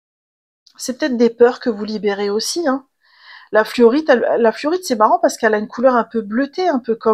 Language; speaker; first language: French; native; French